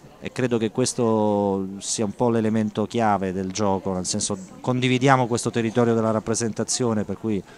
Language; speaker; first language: Italian; native; Italian